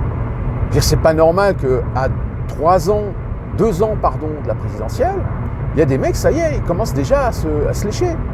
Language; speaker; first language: French; native; French